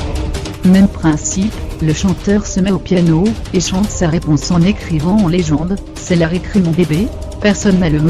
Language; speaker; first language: French; native; French